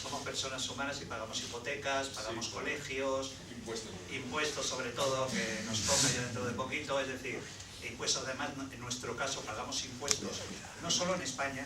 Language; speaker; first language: Spanish; native; Spanish